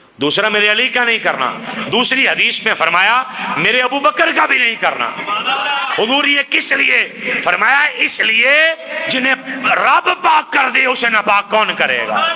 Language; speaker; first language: Urdu; non-native, local second language; Punjabi